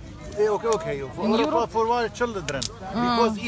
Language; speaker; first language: English; non-native, learner; Kurdish